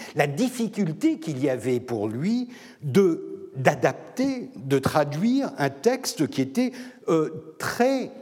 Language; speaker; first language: French; non-native, fluent; Turkish